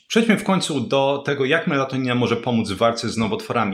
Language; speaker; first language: Polish; native; Polish